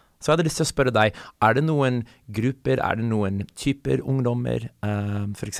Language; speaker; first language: Norwegian; non-native, fluent; English